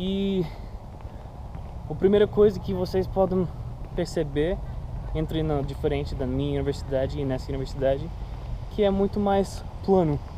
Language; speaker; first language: Portuguese; non-native, learner; English